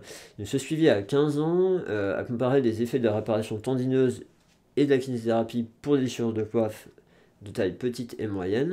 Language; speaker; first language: French; native; French